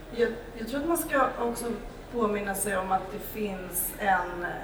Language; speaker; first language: Swedish; non-native, fluent; English